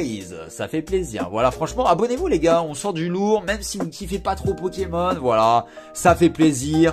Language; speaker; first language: French; native; French